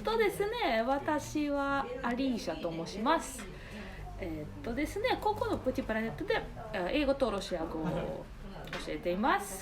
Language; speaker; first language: Japanese; non-native, learner; Russian